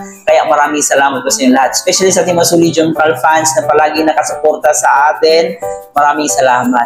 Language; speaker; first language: Filipino; native; Filipino